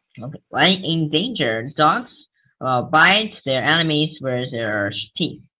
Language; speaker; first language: English; non-native, learner; Chinese